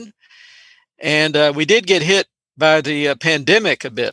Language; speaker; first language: English; native; English